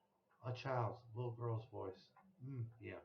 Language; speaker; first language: English; native; English